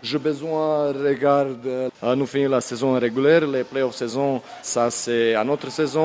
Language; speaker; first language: French; non-native, learner; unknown